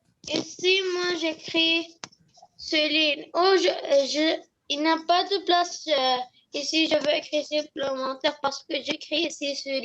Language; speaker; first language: French; non-native, learner; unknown